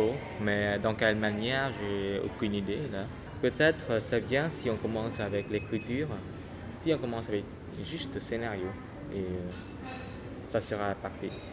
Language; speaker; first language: French; non-native, fluent; Khmer